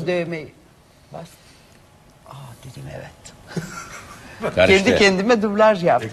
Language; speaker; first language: Turkish; non-native, learner; Macedonian